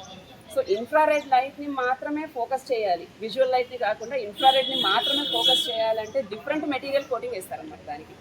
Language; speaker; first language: Telugu; native; Telugu